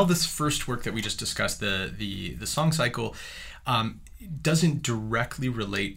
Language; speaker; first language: English; native; English